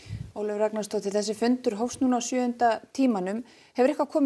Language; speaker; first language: Icelandic; native; Icelandic